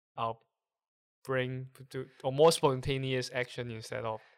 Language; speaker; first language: English; non-native, local second language; Cantonese